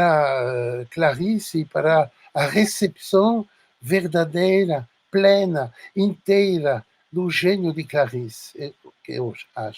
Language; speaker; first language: Portuguese; non-native, fluent; French